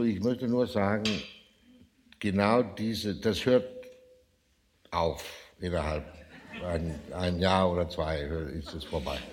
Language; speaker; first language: German; non-native, fluent; Danish